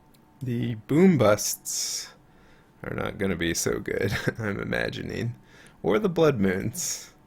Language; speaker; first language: English; native; English